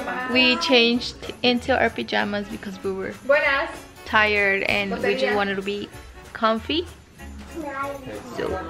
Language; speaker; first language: English; early bilingual, other home language; Spanish